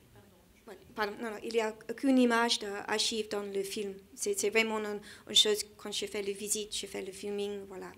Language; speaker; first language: French; non-native, learner; English